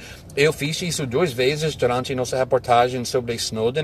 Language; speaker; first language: Portuguese; non-native, fluent; English